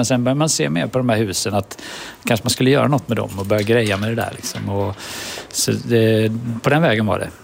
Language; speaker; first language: Swedish; native; Swedish